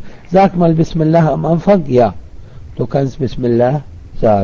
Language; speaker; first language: German; non-native, fluent; Arabic